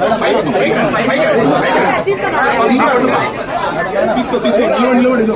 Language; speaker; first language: Telugu; native; Telugu